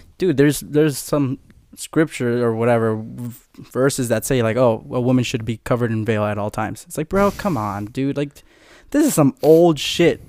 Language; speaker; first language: English; early bilingual, other home language; Spanish